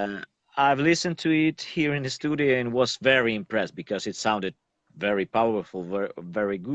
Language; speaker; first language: English; non-native, learner; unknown